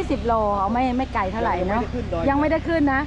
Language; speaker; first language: Thai; native; Thai